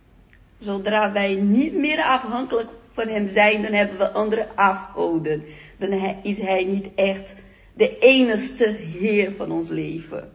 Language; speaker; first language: Dutch; non-native, fluent; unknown